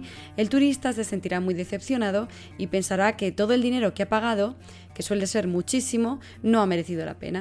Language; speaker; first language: Spanish; native; Spanish